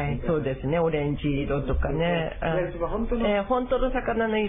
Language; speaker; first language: Japanese; native; Japanese